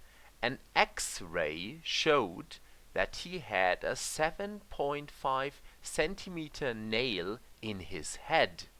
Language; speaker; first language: English; non-native, fluent; German